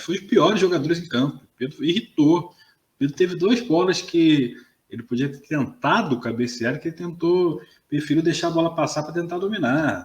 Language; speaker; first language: Portuguese; native; Portuguese